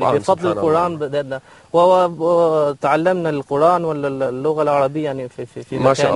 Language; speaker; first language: Arabic; non-native, local second language; Albanian